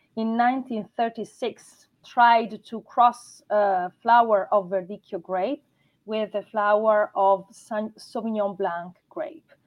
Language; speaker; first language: English; non-native, fluent; Italian